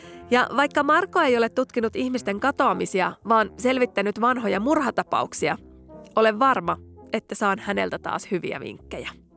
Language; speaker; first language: Finnish; native; Finnish